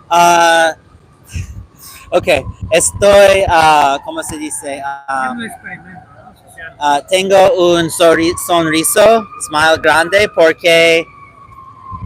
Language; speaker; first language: Spanish; non-native, learner; English